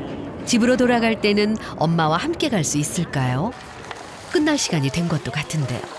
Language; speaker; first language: Korean; native; Korean